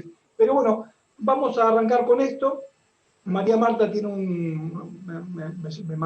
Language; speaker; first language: Spanish; native; Spanish